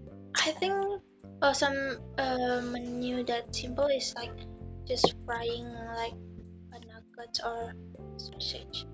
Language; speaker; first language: English; non-native, learner; Javanese